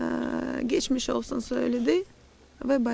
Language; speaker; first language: Turkish; non-native, learner; Russian